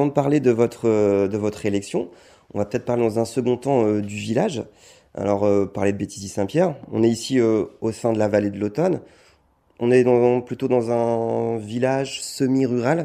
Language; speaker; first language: French; native; French